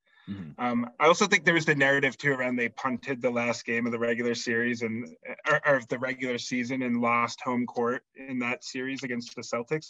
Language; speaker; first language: English; native; English